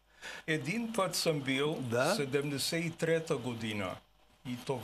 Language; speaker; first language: Bulgarian; early bilingual, heritage; Bulgarian